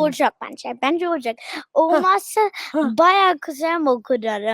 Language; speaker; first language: Turkish; early bilingual, heritage; Turkish